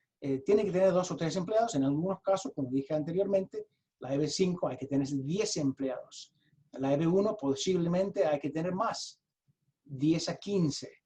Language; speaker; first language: Spanish; early bilingual, heritage; Spanish